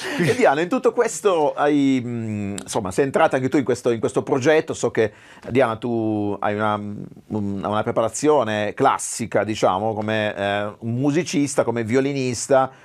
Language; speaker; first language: Italian; native; Italian